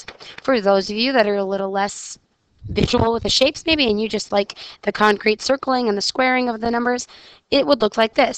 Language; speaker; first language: English; native; English